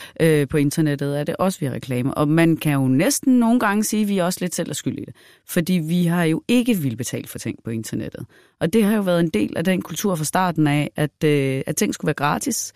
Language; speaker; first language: Danish; native; Danish